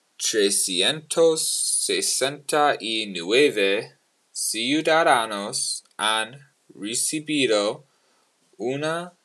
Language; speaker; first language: Spanish; non-native, learner; English